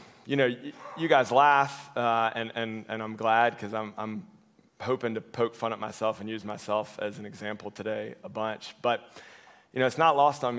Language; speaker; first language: English; native; English